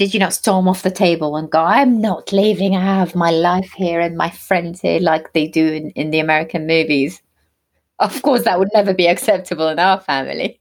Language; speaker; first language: English; non-native, fluent; Arabic